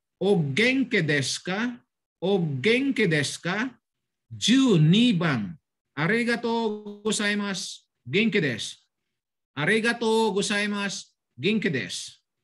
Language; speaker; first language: Japanese; non-native, fluent; Filipino